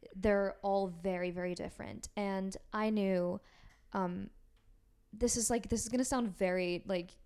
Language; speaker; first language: English; non-native, fluent; Korean